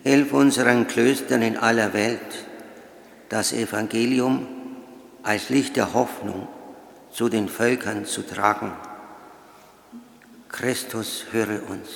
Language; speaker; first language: German; native; German